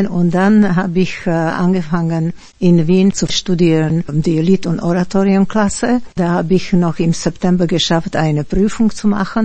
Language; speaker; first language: German; non-native, fluent; Slovak